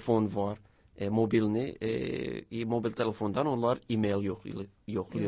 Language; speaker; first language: Azerbaijani; non-native, learner; English